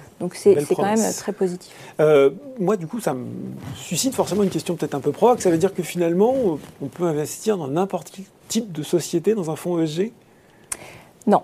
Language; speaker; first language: French; native; French